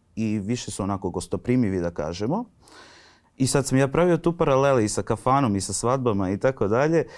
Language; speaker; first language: Serbian; native; Serbian